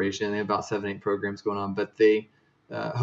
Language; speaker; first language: English; native; English